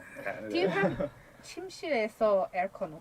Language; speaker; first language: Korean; non-native, learner; English